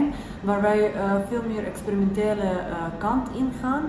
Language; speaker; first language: Dutch; non-native, fluent; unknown